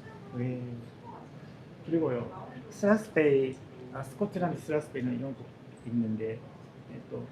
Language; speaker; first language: Korean; non-native, learner; Japanese